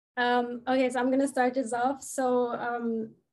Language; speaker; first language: English; non-native, fluent; German